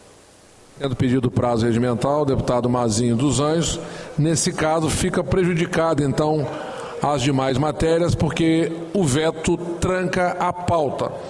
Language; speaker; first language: Portuguese; native; Portuguese